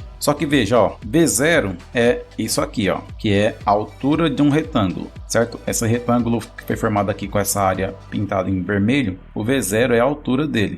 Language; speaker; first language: Portuguese; native; Portuguese